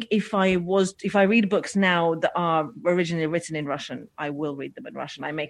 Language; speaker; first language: English; non-native, fluent; Russian